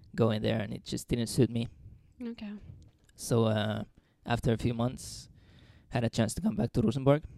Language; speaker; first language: English; non-native, fluent; Finnish